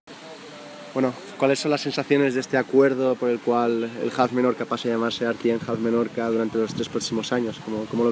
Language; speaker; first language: Spanish; native; Spanish